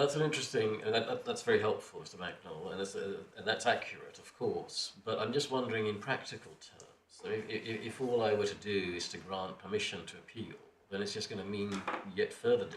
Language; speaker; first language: English; native; English